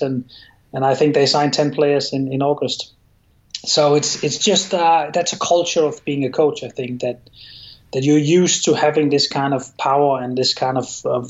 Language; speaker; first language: English; non-native, fluent; Danish